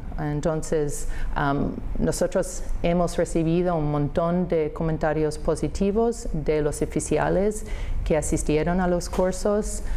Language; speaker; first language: Spanish; non-native, fluent; English